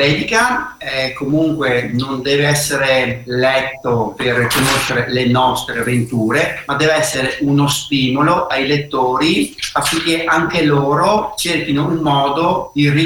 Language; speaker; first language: Italian; native; Italian